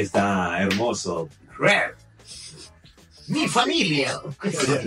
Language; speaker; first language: Spanish; native; Spanish